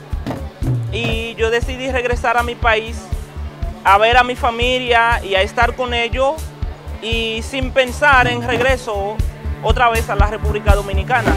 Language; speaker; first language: Spanish; non-native, fluent; Haitian Creole